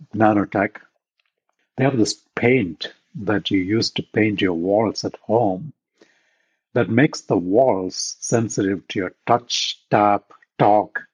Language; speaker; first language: English; non-native, local second language; Tamil